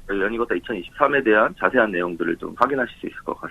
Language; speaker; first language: Korean; native; Korean